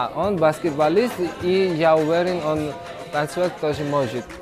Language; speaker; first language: Russian; non-native, fluent; Georgian